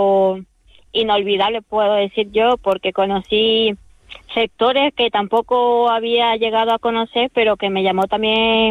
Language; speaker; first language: Spanish; native; Spanish